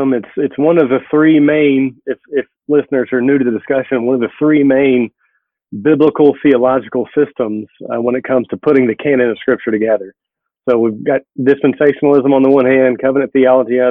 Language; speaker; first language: English; native; English